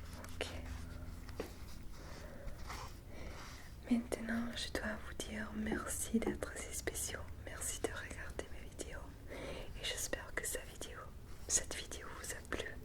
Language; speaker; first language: French; non-native, fluent; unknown